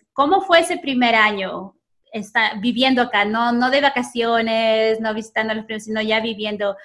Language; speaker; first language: Spanish; early bilingual, other home language; English